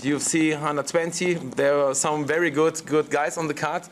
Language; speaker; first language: English; non-native, fluent; German